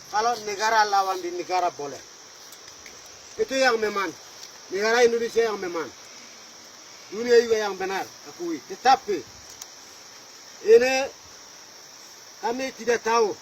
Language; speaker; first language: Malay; non-native, local second language; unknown